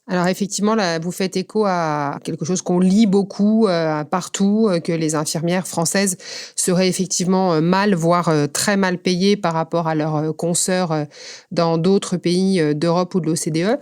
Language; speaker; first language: French; native; French